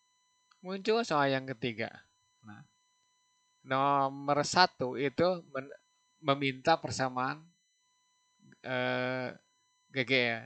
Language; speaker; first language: Indonesian; native; Indonesian